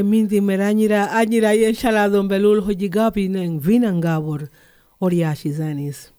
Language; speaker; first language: Hungarian; non-native, learner; Spanish